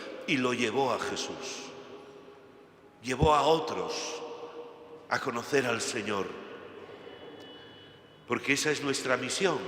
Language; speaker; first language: Spanish; native; Spanish